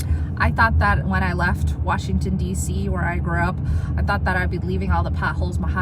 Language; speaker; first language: English; native; English